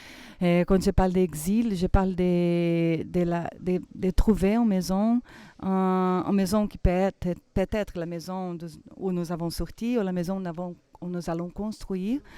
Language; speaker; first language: French; non-native, fluent; Portuguese